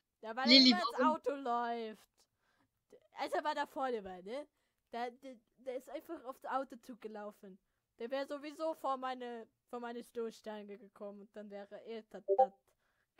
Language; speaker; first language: German; native; German